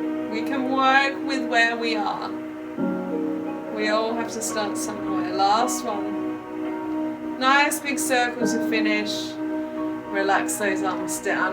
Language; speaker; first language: English; native; English